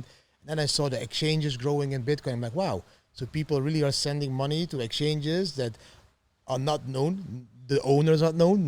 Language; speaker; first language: English; non-native, fluent; Dutch